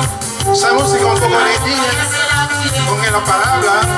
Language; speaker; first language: Spanish; non-native, learner; French